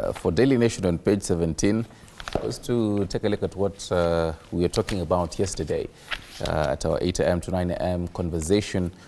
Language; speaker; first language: English; non-native, local second language; Swahili